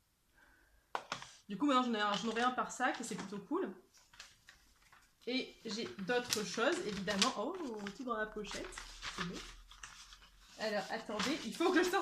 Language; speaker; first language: French; native; French